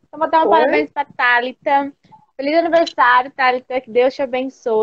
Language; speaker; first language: Portuguese; native; Portuguese